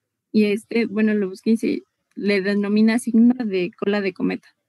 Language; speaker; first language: Spanish; native; Spanish